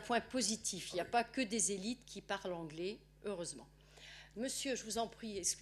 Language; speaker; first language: French; native; French